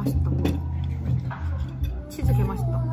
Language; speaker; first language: Korean; native; Korean